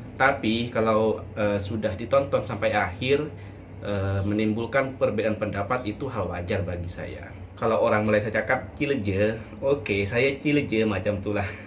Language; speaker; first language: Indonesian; non-native, local second language; Madurese